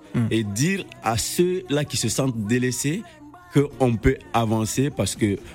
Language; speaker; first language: French; non-native, local second language; Bambara